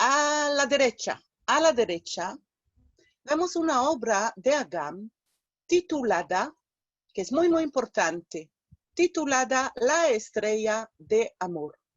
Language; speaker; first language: Spanish; non-native, fluent; Hebrew